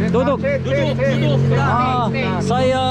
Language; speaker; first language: Indonesian; non-native, learner; English